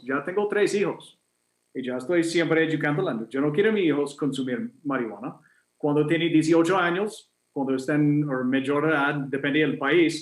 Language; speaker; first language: Spanish; non-native, fluent; English